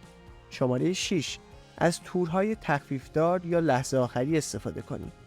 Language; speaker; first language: Persian; native; Persian